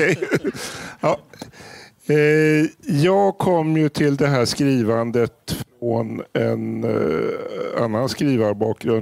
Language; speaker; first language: Swedish; native; Swedish